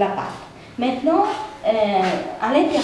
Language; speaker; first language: French; non-native, fluent; Nepali